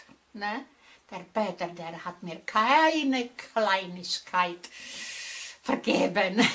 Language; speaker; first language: German; non-native, fluent; Czech